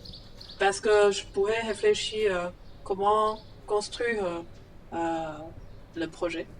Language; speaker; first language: French; non-native, fluent; Chinese